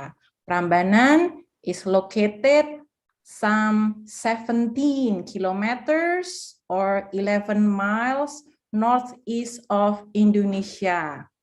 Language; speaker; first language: English; non-native, fluent; Indonesian